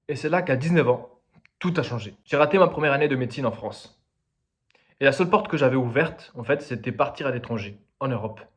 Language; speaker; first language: French; non-native, fluent; Spanish